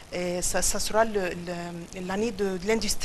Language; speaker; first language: French; non-native, fluent; Arabic